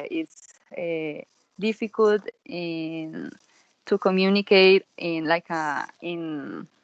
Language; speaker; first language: English; non-native, learner; Spanish